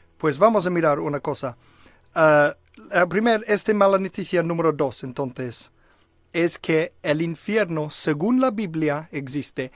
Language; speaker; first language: Spanish; non-native, fluent; English